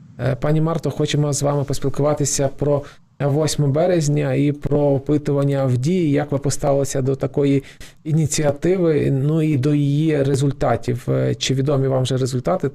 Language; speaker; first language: Ukrainian; native; Ukrainian